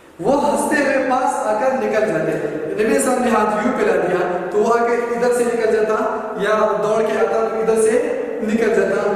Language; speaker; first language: Urdu; non-native, local second language; Pashto